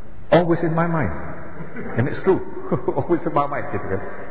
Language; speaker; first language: English; non-native, fluent; Indonesian